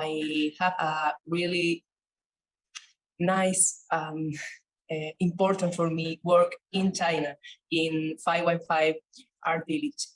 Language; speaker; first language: English; non-native, learner; Spanish